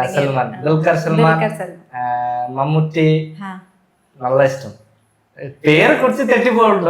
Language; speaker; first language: Malayalam; non-native, learner; Bangla